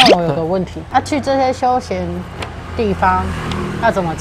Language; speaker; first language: Chinese; native; Chinese